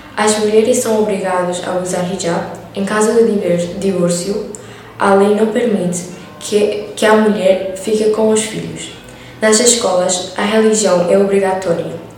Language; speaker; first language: Portuguese; non-native, fluent; Persian